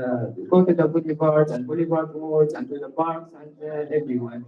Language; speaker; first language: English; non-native, learner; Arabic